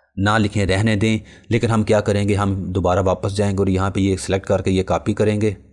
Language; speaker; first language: Urdu; non-native, local second language; Punjabi